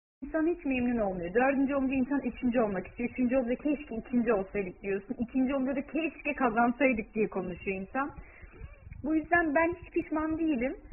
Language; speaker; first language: Turkish; early bilingual, heritage; Turkish